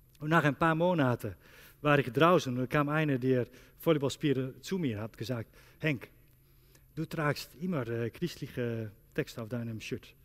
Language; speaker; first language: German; non-native, learner; Dutch